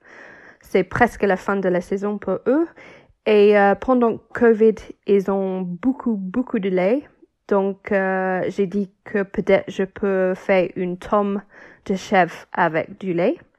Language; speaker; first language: French; non-native, fluent; English